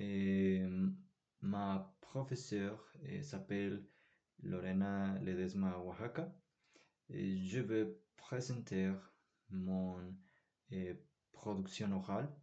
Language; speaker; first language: French; non-native, learner; Spanish